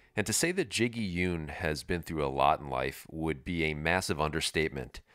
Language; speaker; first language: English; native; English